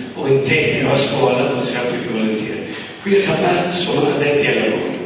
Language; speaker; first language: Italian; early bilingual, other home language; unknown